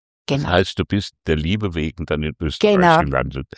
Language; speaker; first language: German; native; German